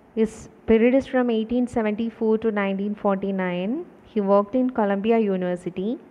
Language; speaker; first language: English; non-native, local second language; Malayalam